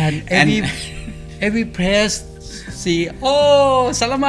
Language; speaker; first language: English; non-native, learner; Thai